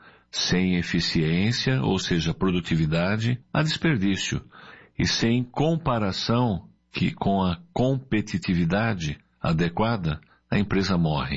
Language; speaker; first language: Portuguese; native; Portuguese